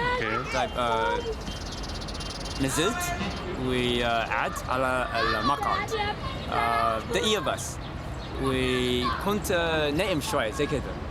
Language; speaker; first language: Arabic; non-native, fluent; English